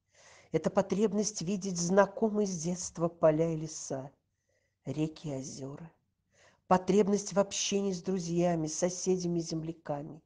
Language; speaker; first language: Russian; native; Russian